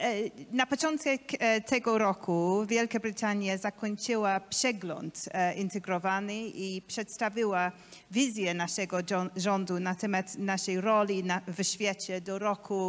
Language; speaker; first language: Polish; non-native, learner; English